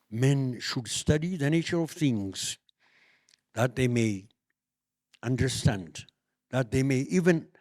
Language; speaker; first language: English; non-native, local second language; Amharic